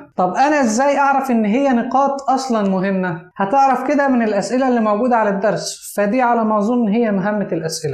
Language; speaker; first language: Arabic; native; Arabic